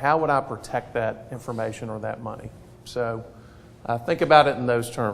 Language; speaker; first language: English; native; English